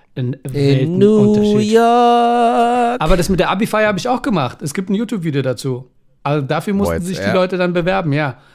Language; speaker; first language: German; early bilingual, other home language; Persian